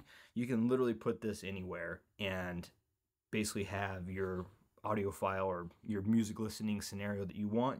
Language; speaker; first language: English; native; English